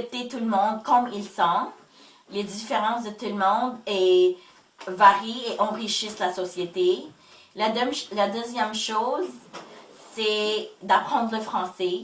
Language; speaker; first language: French; early bilingual, other home language; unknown